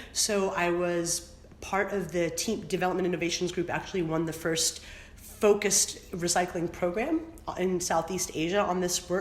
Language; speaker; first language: English; early bilingual, other home language; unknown